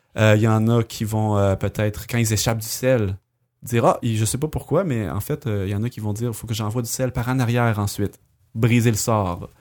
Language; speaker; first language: French; native; French